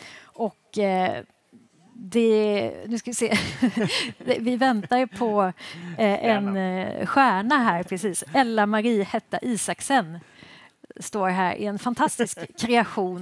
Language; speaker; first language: Swedish; native; Swedish